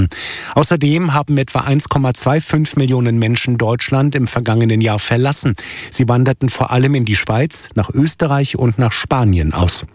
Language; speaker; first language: German; native; German